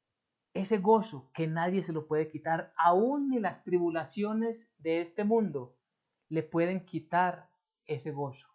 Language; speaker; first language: Spanish; native; Spanish